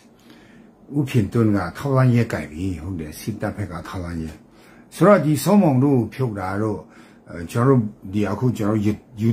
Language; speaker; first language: Burmese; non-native, local second language; Kachin